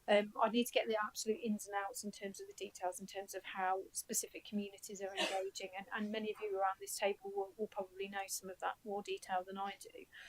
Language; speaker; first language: English; native; English